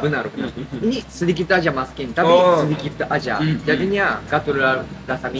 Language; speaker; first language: Indonesian; non-native, fluent; Japanese